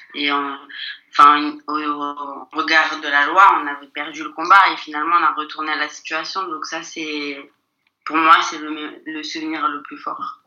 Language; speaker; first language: French; native; French